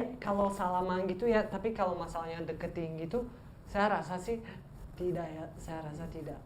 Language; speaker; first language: Indonesian; non-native, fluent; Tajik